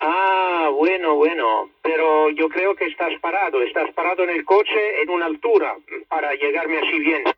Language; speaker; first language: Spanish; non-native, fluent; Italian